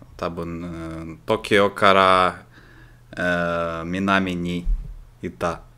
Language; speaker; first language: Japanese; non-native, learner; Russian